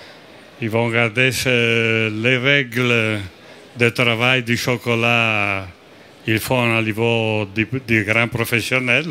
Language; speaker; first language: French; non-native, fluent; Italian